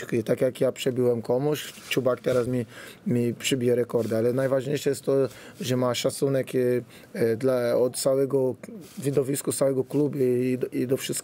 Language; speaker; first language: Polish; non-native, fluent; Portuguese